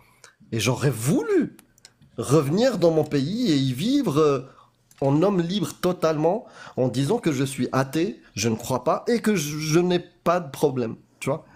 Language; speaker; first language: French; native; French